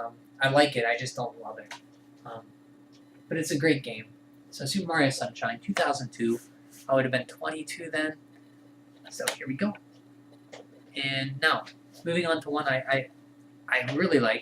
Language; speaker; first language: English; native; English